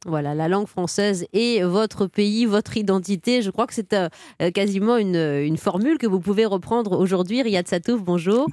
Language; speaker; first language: French; native; French